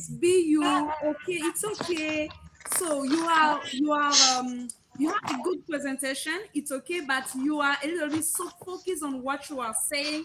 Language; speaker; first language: English; non-native, learner; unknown